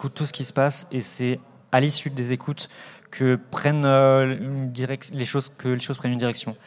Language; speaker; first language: French; native; French